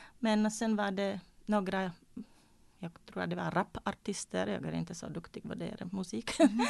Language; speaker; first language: Swedish; non-native, fluent; Czech